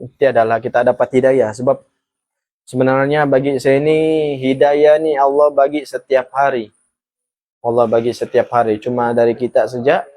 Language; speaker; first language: Malay; native; Malay